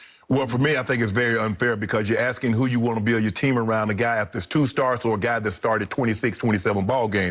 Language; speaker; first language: English; native; English